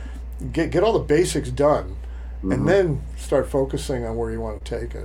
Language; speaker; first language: English; native; English